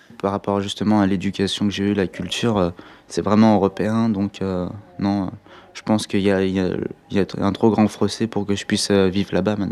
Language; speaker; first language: French; early bilingual, other home language; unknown